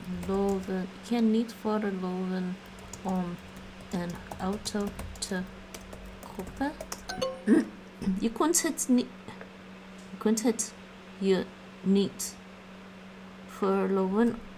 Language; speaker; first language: Dutch; non-native, learner; English